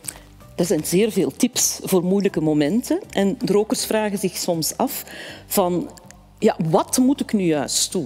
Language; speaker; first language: Dutch; native; Dutch